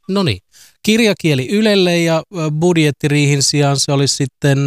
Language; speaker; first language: Finnish; native; Finnish